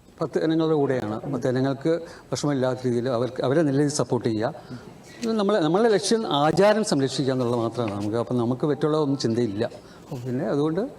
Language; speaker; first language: Malayalam; native; Malayalam